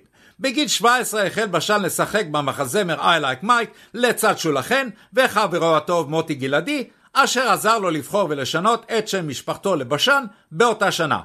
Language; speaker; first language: Hebrew; native; Hebrew